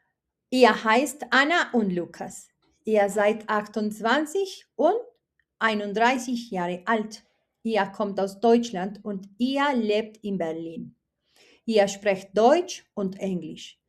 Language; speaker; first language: German; non-native, fluent; Spanish